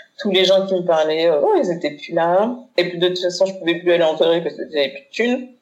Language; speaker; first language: French; early bilingual, other home language; Haitian Creole